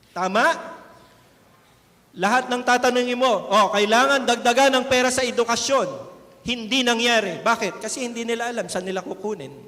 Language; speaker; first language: Filipino; native; Filipino